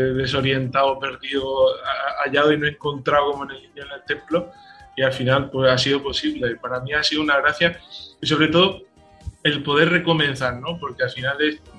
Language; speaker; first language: Spanish; native; Spanish